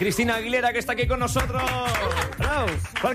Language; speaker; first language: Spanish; native; Spanish